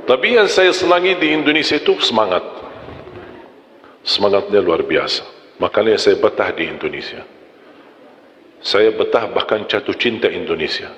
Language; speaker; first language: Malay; non-native, fluent; Arabic